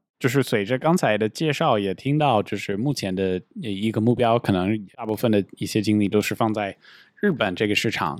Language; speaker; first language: Chinese; non-native, fluent; English